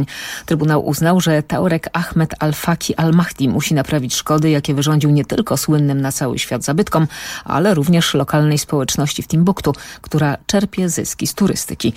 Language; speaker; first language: Polish; native; Polish